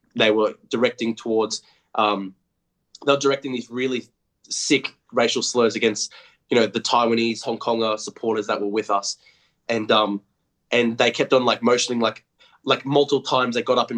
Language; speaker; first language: English; native; English